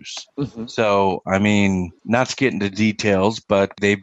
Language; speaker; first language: English; native; English